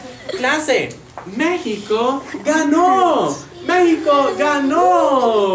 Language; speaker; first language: Spanish; non-native, fluent; English